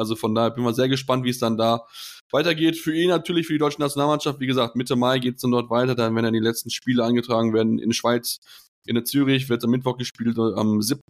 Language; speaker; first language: German; native; German